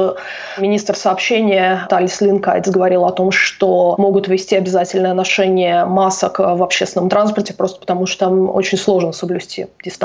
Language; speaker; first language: Russian; native; Russian